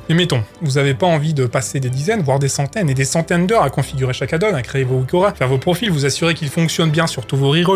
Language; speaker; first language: French; native; French